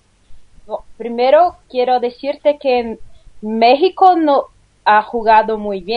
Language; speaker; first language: Spanish; non-native, learner; Portuguese